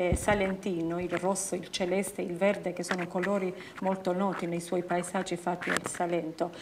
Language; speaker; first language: Italian; non-native, fluent; Albanian